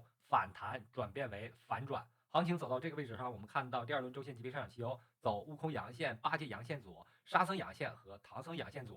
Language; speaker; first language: Chinese; native; Chinese